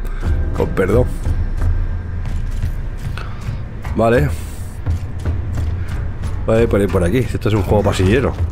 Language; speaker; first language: Spanish; native; Spanish